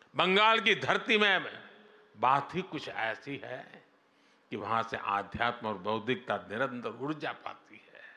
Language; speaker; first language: Hindi; non-native, local second language; Gujarati